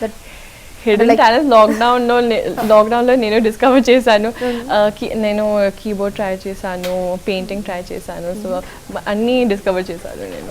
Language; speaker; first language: Telugu; non-native, local second language; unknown